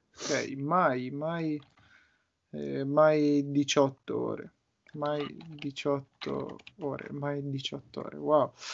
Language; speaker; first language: Italian; native; Italian